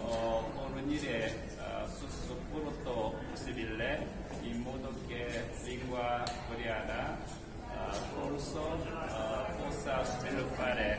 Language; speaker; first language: Italian; non-native, learner; Korean